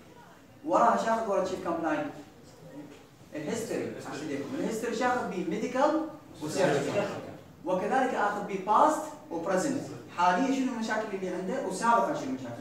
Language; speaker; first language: Arabic; native; Arabic